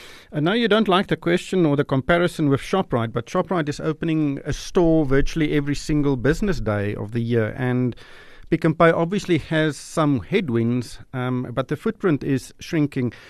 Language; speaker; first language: English; non-native, local second language; Afrikaans